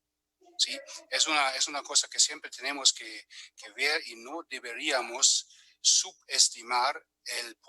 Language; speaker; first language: Spanish; non-native, fluent; German